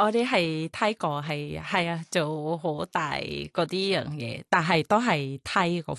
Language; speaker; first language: Cantonese; non-native, learner; Thai